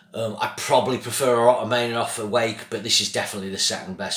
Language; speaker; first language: English; native; English